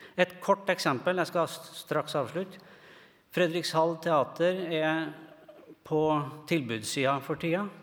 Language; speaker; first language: Norwegian; native; Norwegian